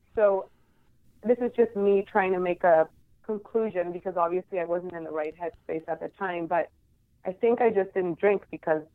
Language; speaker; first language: English; non-native, fluent; Spanish